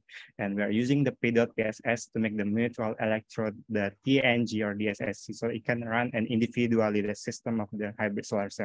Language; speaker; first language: English; non-native, learner; Indonesian